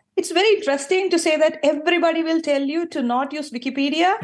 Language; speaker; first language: English; non-native, local second language; Malayalam